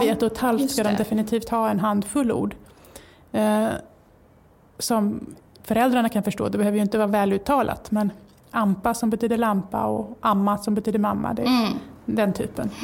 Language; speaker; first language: Swedish; native; Swedish